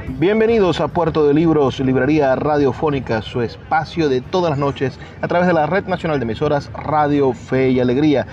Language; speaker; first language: Spanish; native; Spanish